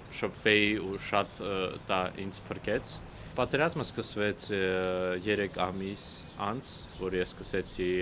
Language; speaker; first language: Armenian; early bilingual, heritage; Russian